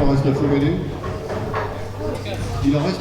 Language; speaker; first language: French; native; French